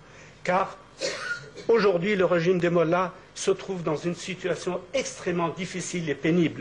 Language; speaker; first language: French; native; French